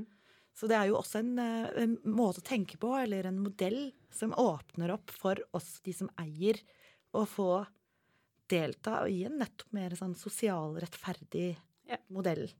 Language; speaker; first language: Norwegian; native; Norwegian